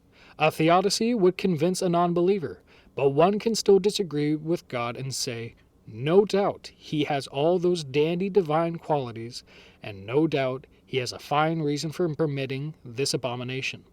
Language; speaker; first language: English; native; English